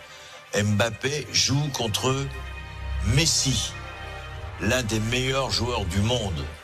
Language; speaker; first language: French; native; French